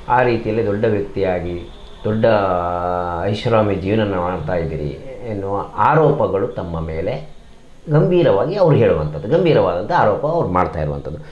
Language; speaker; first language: Kannada; native; Kannada